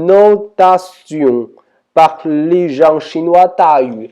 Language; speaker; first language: French; non-native, learner; Chinese